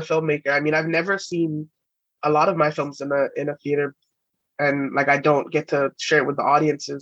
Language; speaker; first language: English; native; English